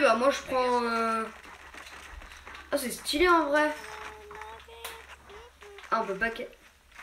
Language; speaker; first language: French; native; French